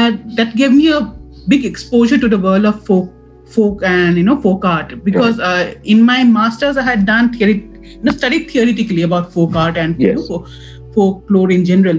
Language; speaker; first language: English; non-native, local second language; Assamese